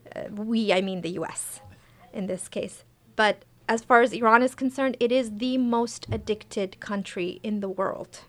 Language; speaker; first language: English; early bilingual, other home language; Persian